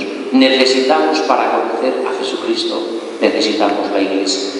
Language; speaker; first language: Spanish; native; Spanish